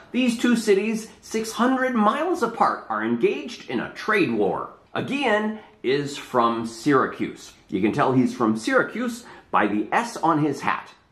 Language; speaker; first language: English; native; English